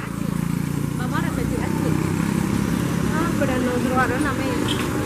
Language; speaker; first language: Spanish; native; Spanish